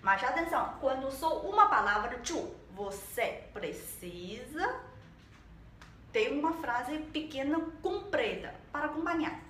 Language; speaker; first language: Portuguese; non-native, learner; Chinese